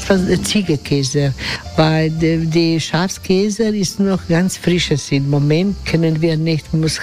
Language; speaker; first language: German; non-native, learner; Croatian